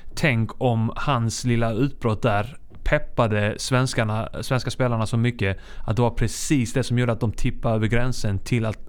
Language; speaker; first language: Swedish; non-native, fluent; Icelandic